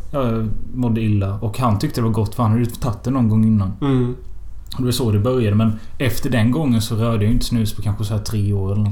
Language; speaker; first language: Swedish; native; Swedish